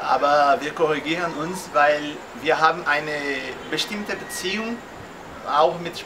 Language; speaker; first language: German; non-native, fluent; Portuguese